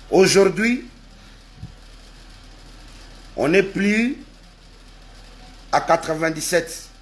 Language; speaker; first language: French; non-native, local second language; Lingala